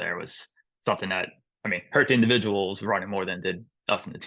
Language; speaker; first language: English; native; English